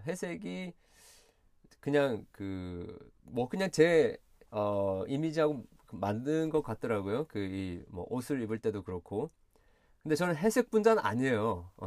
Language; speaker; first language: Korean; early bilingual, heritage; Korean